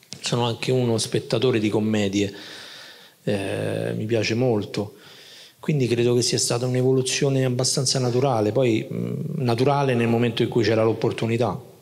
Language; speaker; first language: Italian; native; Italian